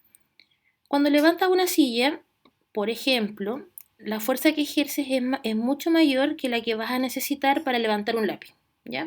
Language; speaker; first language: Spanish; native; Spanish